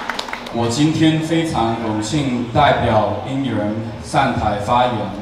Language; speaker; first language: Chinese; early bilingual, heritage; Chinese